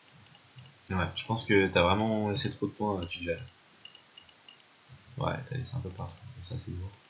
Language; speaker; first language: French; native; French